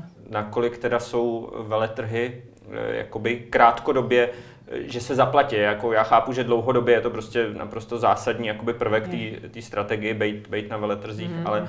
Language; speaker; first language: Czech; native; Czech